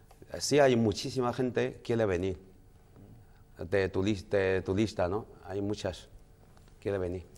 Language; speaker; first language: Spanish; non-native, learner; Chinese